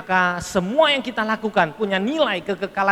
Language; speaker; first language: Indonesian; native; Indonesian